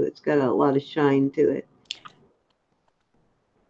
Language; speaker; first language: English; native; English